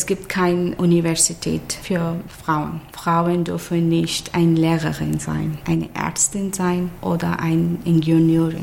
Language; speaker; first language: German; non-native, fluent; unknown